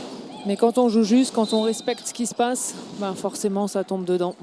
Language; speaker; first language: French; native; French